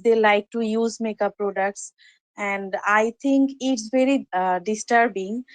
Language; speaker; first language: English; non-native, learner; Bangla